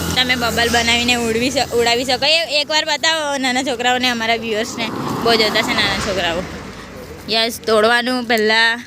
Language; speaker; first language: Gujarati; non-native, local second language; Kukna